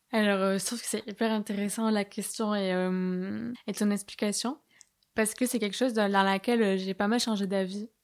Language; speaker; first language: French; native; French